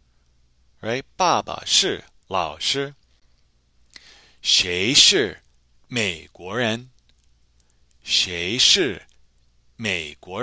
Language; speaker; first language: Chinese; non-native, fluent; English